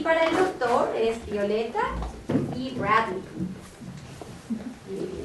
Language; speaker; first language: Spanish; non-native, fluent; English